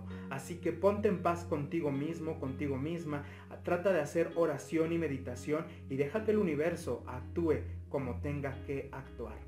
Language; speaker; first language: Spanish; native; Spanish